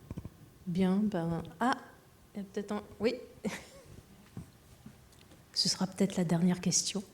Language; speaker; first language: French; native; French